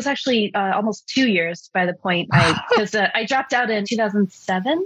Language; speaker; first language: English; early bilingual, other home language; Chinese